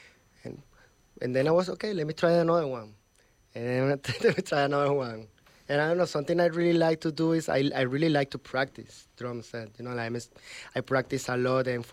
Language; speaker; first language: English; non-native, fluent; Spanish